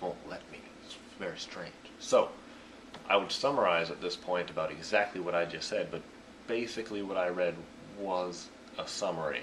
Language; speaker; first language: English; native; English